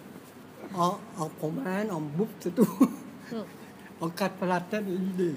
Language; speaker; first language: French; non-native, learner; Chinese